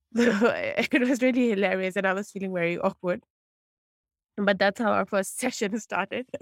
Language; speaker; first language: English; non-native, local second language; Urdu